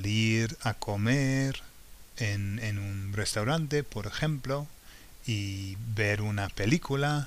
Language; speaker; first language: Spanish; non-native, fluent; English